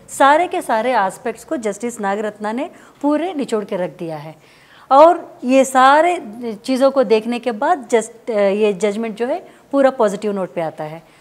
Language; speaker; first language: Hindi; non-native, local second language; Kannada